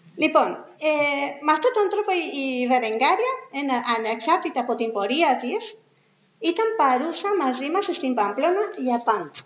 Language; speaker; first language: Greek; non-native, fluent; Spanish